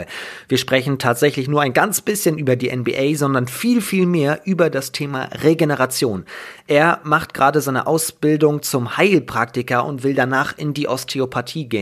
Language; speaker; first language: German; native; German